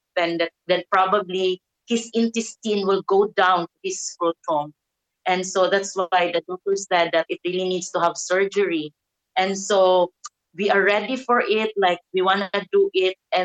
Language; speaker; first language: English; non-native, local second language; Cebuano